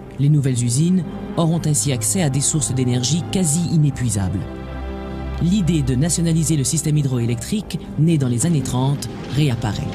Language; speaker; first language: French; native; French